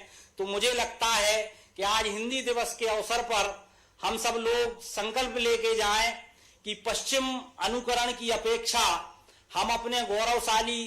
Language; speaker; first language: Hindi; native; Hindi